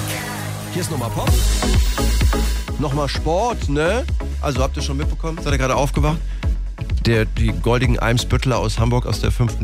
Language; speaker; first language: German; native; German